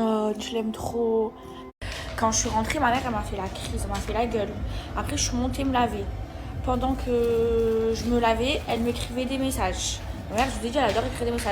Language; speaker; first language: French; native; French